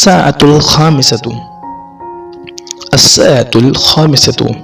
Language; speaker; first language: Arabic; non-native, fluent; Urdu